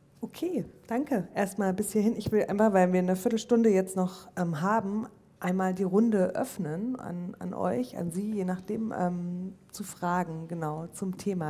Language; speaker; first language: German; native; German